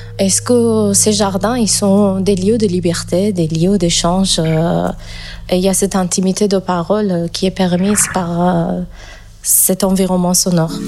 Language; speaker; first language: French; non-native, fluent; Persian